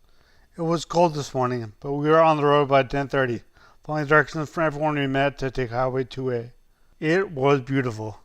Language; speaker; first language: English; native; English